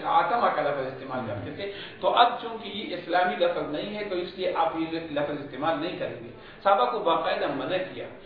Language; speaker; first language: Urdu; non-native, local second language; Pashto